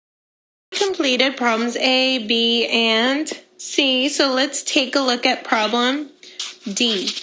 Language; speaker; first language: English; native; English